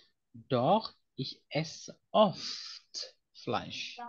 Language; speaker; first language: German; non-native, fluent; Indonesian